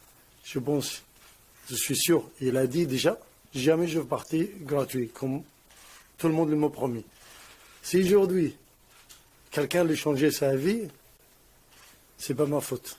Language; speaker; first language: French; non-native, learner; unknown